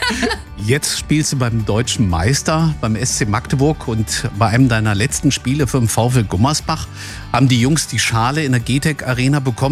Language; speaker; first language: German; native; German